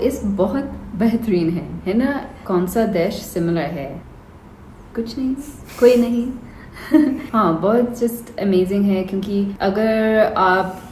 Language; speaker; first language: Hindi; non-native, learner; English